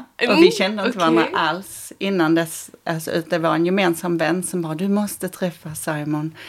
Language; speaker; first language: Swedish; early bilingual, other home language; English